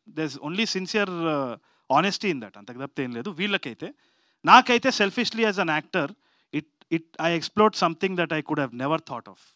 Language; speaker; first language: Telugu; native; Telugu